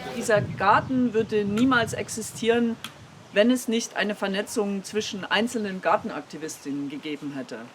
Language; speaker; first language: German; native; German